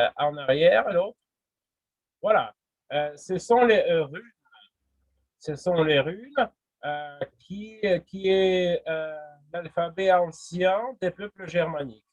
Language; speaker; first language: French; non-native, fluent; Russian